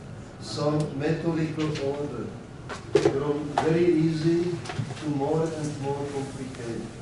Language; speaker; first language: English; non-native, learner; Czech